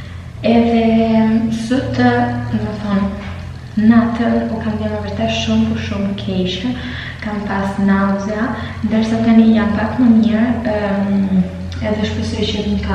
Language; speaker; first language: Albanian; early bilingual, heritage; Albanian